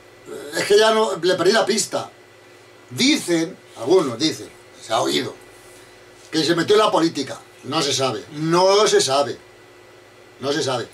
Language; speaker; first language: Spanish; native; Spanish